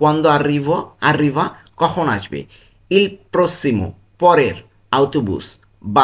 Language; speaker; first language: Italian; non-native, learner; Bangla